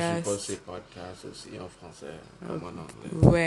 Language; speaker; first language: French; non-native, learner; English